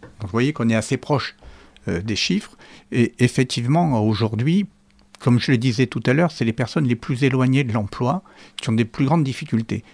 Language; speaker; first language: French; native; French